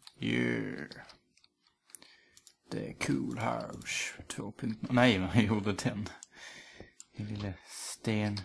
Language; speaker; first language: Swedish; native; Swedish